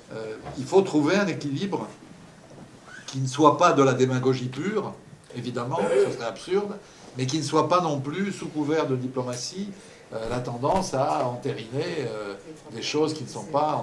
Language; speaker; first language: French; native; French